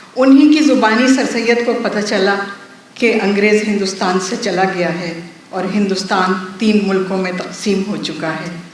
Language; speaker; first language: Urdu; native; Urdu